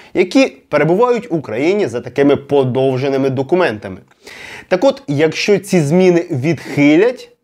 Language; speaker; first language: Ukrainian; non-native, local second language; Russian